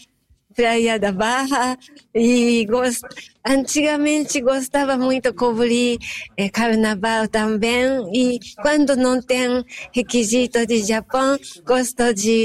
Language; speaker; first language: Portuguese; non-native, learner; Japanese